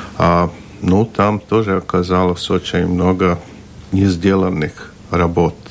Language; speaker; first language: Russian; non-native, local second language; Latvian